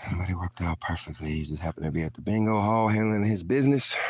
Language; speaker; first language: English; native; English